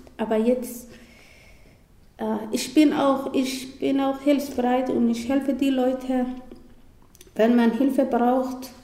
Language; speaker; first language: German; non-native, learner; Somali